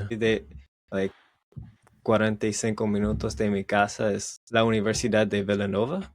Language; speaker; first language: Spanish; non-native, learner; English